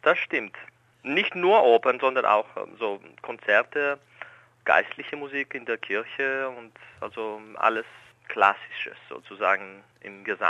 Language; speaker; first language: German; non-native, fluent; Greek